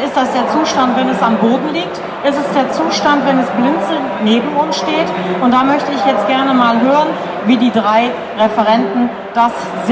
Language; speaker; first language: German; native; German